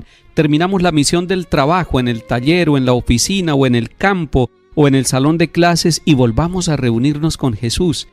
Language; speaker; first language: Spanish; native; Spanish